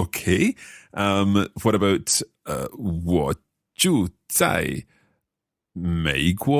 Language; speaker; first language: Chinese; non-native, learner; English